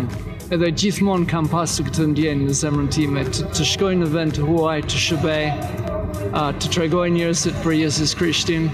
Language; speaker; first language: Albanian; non-native, learner; English